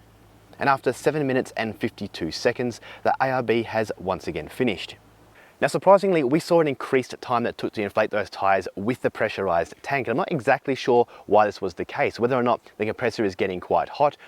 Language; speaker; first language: English; native; English